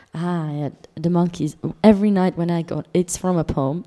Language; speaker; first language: English; non-native, fluent; Dutch